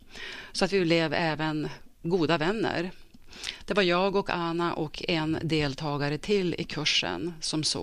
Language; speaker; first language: Swedish; native; Swedish